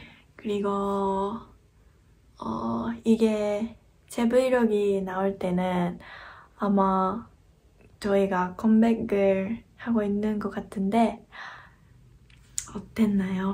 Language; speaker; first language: Korean; non-native, fluent; Japanese